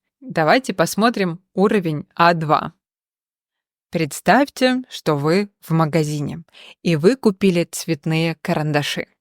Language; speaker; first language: Russian; native; Russian